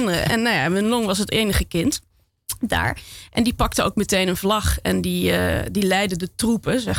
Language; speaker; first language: Dutch; native; Dutch